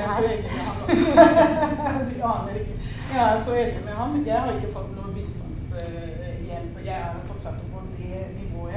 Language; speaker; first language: Norwegian; non-native, fluent; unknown